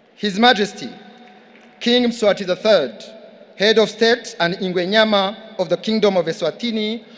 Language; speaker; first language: English; non-native, local second language; Kinyarwanda